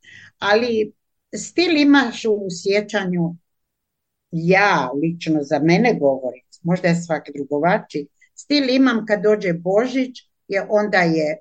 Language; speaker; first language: Croatian; native; Croatian